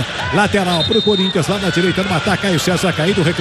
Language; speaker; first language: Portuguese; native; Portuguese